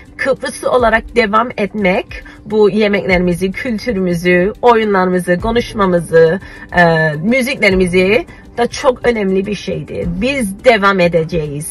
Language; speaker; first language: Turkish; early bilingual, heritage; Turkish